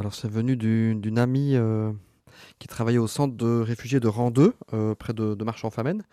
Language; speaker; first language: French; native; French